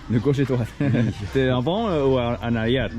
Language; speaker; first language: French; non-native, learner; English